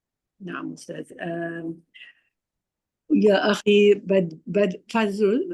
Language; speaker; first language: Arabic; non-native, learner; Malay